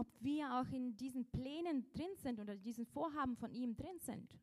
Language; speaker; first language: German; non-native, local second language; Russian